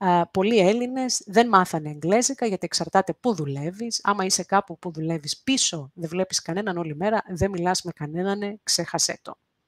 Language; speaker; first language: Greek; native; Greek